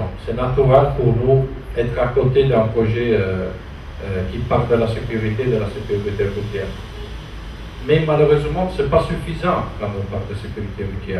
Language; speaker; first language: French; non-native, fluent; Italian